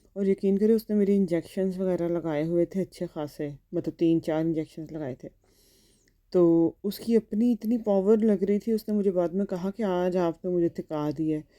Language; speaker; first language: Urdu; native; Urdu